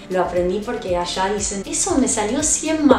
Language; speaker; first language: Spanish; non-native, fluent; English